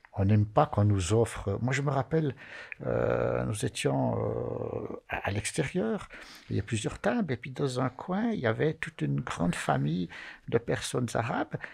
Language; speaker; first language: French; native; French